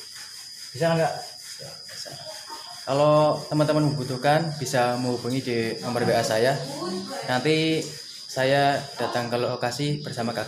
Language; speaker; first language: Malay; non-native, local second language; Javanese